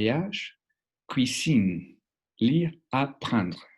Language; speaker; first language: French; non-native, fluent; Spanish